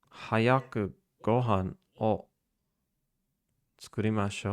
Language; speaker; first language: Japanese; non-native, learner; English